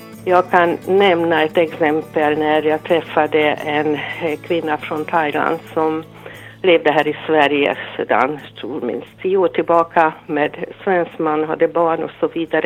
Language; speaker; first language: Swedish; non-native, fluent; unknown